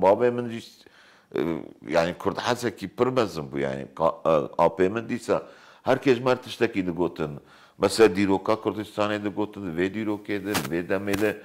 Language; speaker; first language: Kurdish; native; Kurdish